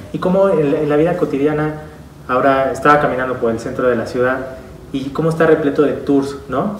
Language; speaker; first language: Spanish; native; Spanish